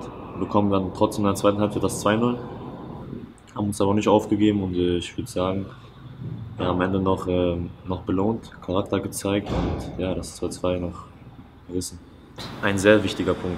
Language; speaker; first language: German; native; German